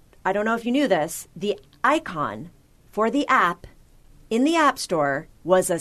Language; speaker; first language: English; native; English